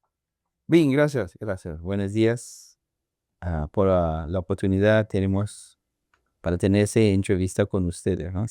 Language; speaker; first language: Spanish; non-native, learner; English